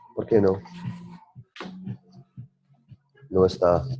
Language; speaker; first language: Spanish; non-native, learner; English